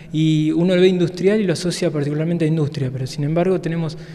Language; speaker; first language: Spanish; native; Spanish